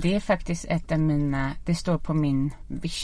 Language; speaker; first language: Swedish; native; Swedish